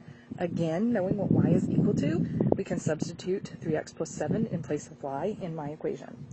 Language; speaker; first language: English; native; English